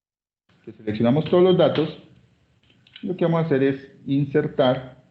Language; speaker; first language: Spanish; native; Spanish